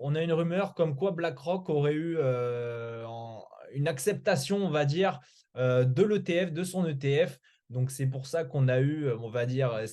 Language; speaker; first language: French; native; French